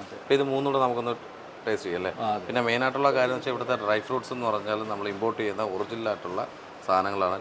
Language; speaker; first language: Malayalam; native; Malayalam